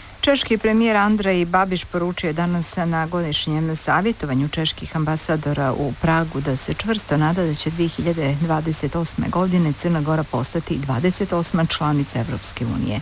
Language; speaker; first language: Croatian; native; Croatian